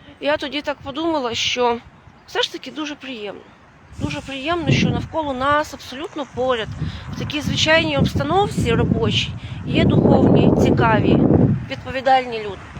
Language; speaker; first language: Ukrainian; non-native, fluent; Latvian